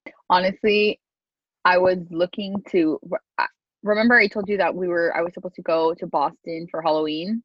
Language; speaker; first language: English; native; English